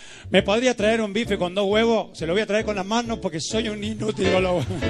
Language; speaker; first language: Spanish; native; Spanish